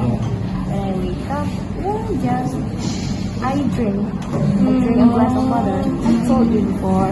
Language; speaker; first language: English; non-native, learner; Indonesian